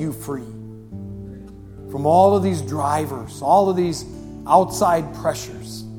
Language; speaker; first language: English; native; English